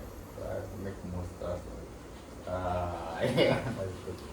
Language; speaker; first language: English; non-native, learner; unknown